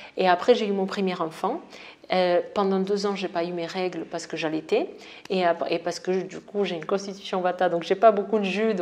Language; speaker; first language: French; non-native, fluent; Portuguese